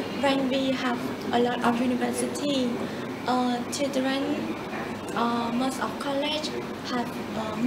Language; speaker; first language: English; non-native, learner; Khmer